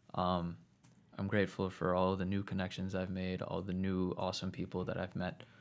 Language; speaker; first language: English; native; English